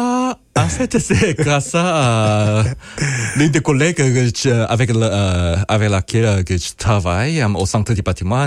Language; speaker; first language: French; non-native, fluent; Korean